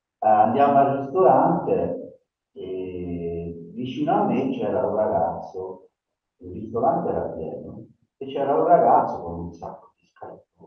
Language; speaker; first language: Italian; native; Italian